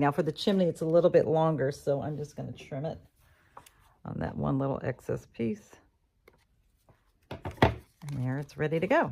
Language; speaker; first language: English; native; English